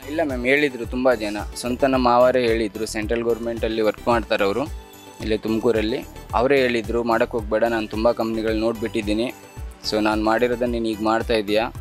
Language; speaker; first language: Kannada; non-native, local second language; Lambadi